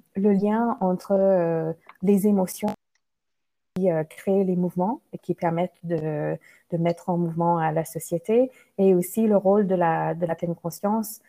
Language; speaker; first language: French; non-native, fluent; English